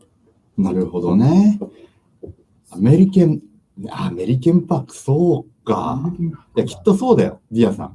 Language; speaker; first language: Japanese; native; Japanese